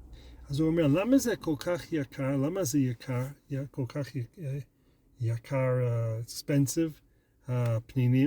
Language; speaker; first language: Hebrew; non-native, fluent; English